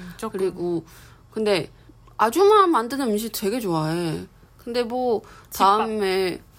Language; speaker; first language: Korean; non-native, fluent; Chinese